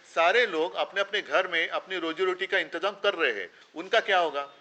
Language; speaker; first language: Hindi; non-native, local second language; Marathi